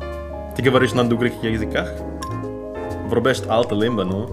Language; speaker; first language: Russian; non-native, learner; Indonesian